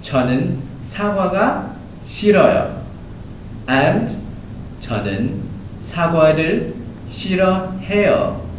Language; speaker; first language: Korean; early bilingual, heritage; Korean